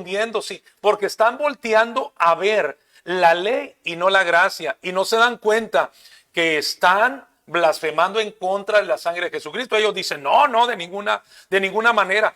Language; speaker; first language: Spanish; native; Spanish